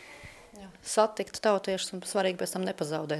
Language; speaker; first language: Latvian; native; Latvian